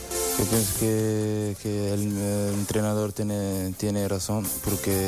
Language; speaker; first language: Spanish; non-native, learner; Portuguese